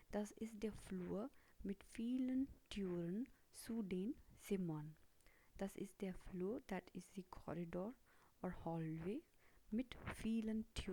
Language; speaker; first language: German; non-native, fluent; Hindi